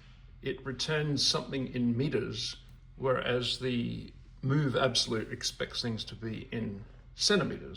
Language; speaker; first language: English; native; English